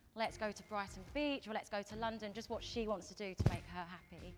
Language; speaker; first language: English; native; English